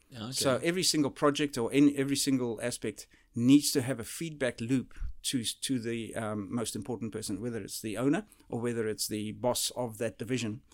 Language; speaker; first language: English; early bilingual, other home language; Dutch